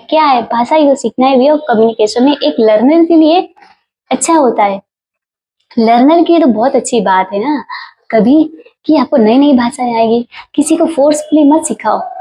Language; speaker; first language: Hindi; non-native, local second language; Gujarati